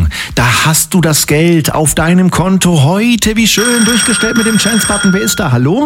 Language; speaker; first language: German; native; German